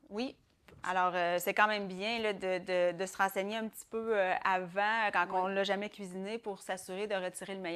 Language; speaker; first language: French; native; French